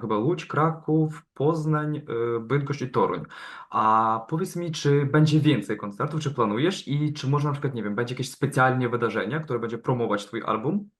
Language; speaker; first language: Polish; native; Polish